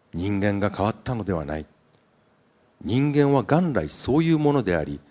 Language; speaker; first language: Japanese; native; Japanese